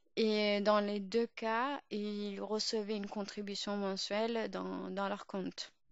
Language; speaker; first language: French; early bilingual, other home language; Urdu